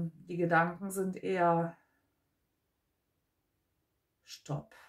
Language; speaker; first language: German; native; German